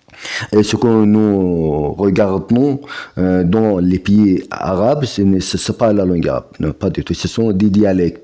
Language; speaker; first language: French; non-native, fluent; Arabic